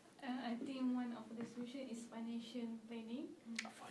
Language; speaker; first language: English; non-native, local second language; Malay